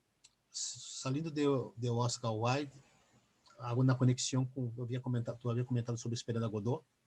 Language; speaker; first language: Spanish; non-native, fluent; Portuguese